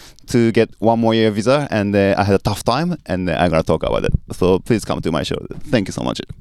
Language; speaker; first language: English; non-native, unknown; Japanese